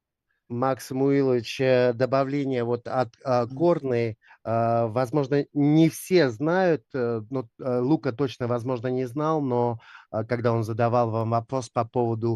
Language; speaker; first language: Russian; native; Russian